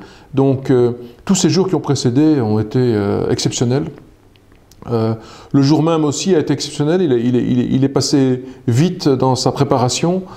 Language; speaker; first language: French; native; French